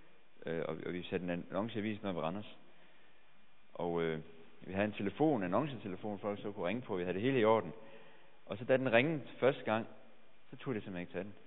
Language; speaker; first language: Danish; native; Danish